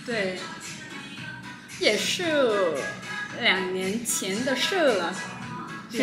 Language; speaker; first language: Chinese; non-native, fluent; Vietnamese